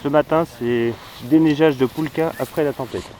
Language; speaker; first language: French; native; French